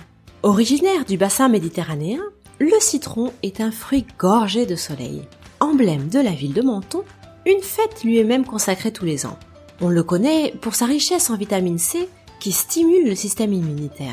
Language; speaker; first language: French; native; French